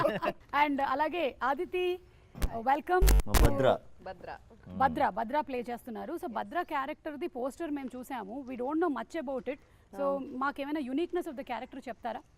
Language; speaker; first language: Telugu; native; Telugu